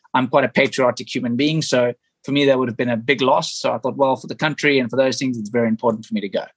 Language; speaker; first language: English; native; English